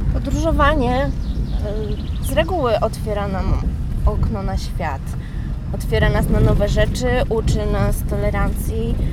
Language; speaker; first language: Polish; native; Polish